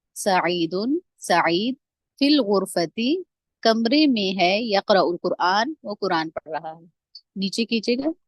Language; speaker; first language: Urdu; native; Urdu